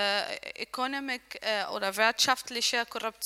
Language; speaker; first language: German; non-native, learner; Arabic